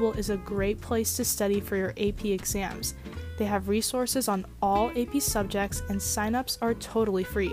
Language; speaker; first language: English; native; English